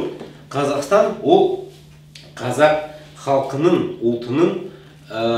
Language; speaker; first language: Kazakh; non-native, local second language; Russian